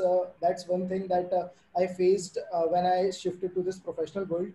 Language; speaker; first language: English; non-native, local second language; Hindi